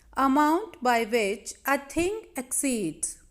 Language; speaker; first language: English; non-native, local second language; Punjabi